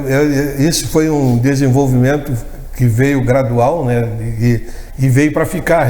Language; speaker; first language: Portuguese; native; Portuguese